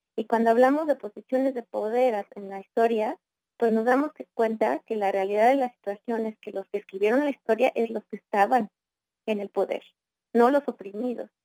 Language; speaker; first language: Spanish; native; Spanish